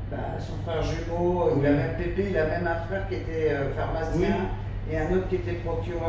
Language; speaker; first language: French; native; French